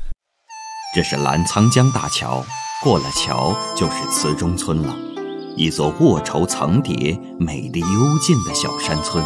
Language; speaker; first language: Chinese; native; Chinese